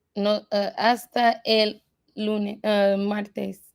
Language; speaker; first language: Spanish; non-native, learner; English